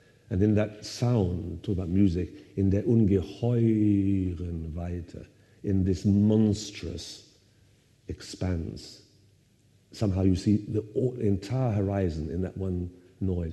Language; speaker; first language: English; native; English